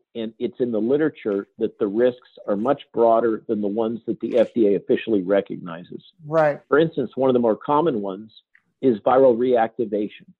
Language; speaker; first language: English; native; English